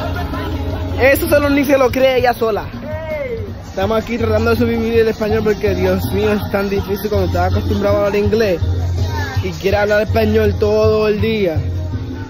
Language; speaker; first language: Spanish; early bilingual, heritage; English